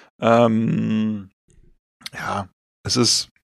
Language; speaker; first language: German; native; German